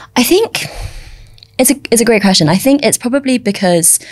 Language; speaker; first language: English; early bilingual, other home language; Chinese